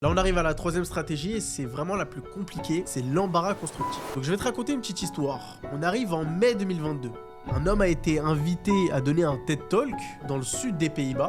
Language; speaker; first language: French; native; French